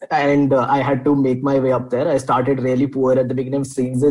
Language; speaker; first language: English; non-native, local second language; Hindi